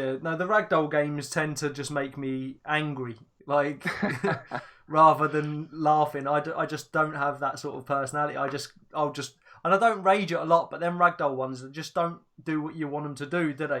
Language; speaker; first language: English; native; English